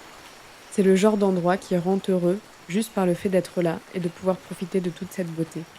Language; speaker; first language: French; native; French